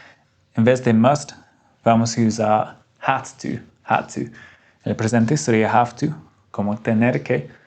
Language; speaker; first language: Spanish; non-native, fluent; English